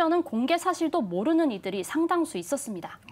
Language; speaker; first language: Korean; native; Korean